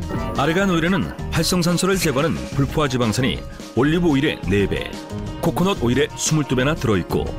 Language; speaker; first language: Korean; native; Korean